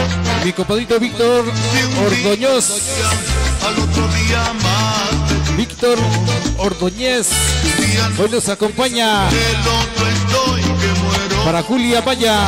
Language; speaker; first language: Spanish; native; Spanish